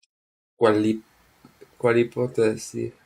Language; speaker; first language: Italian; non-native, learner; English